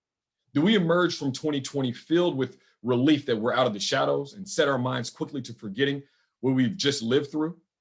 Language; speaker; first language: English; native; English